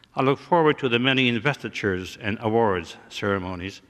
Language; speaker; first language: English; early bilingual, other home language; French